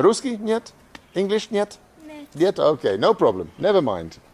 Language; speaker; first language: Russian; non-native, learner; English